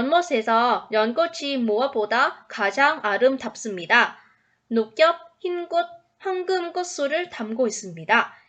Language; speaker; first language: Korean; non-native, fluent; Vietnamese